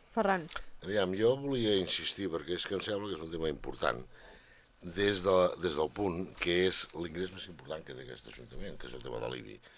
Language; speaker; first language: Catalan; native; Catalan